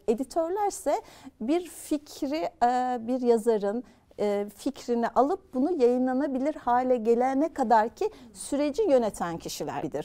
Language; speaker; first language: Turkish; native; Turkish